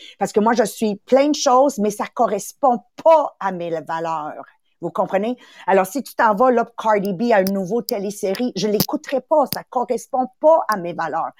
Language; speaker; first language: French; early bilingual, other home language; Italian